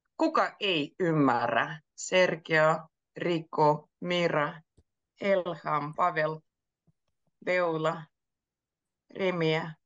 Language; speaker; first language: Finnish; native; Finnish